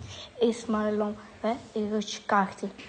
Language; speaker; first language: Irish; non-native, local second language; English